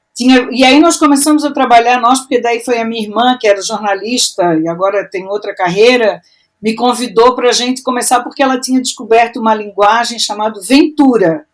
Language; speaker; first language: Portuguese; native; Portuguese